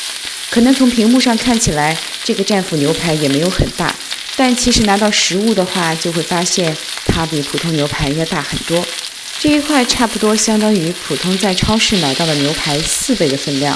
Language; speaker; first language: Chinese; native; Chinese